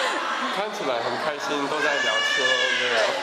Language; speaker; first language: Chinese; non-native, fluent; English